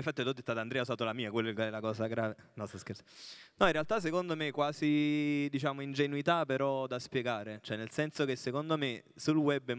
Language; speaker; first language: Italian; native; Italian